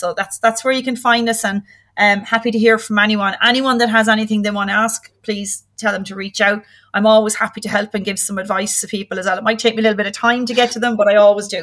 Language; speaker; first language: English; native; English